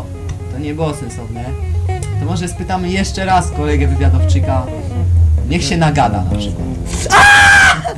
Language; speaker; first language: Polish; native; Polish